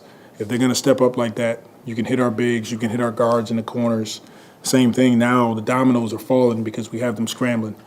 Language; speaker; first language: English; native; English